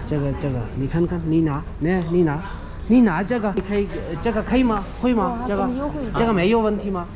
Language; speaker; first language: Chinese; non-native, learner; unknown